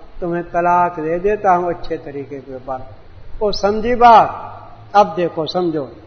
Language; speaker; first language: Urdu; non-native, local second language; Punjabi